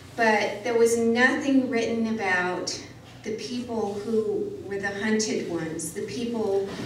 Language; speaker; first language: English; native; English